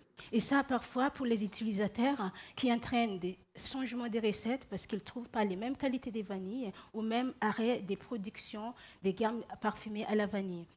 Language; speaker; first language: French; non-native, local second language; Malagasy